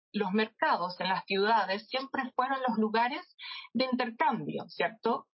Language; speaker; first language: Spanish; non-native, fluent; English